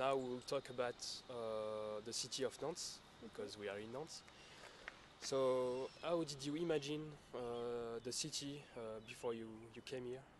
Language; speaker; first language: English; non-native, learner; French